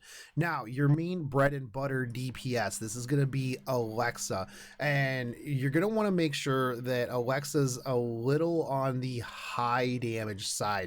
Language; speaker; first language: English; native; English